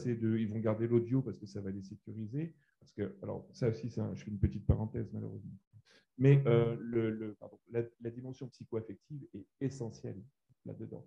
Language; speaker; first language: French; native; French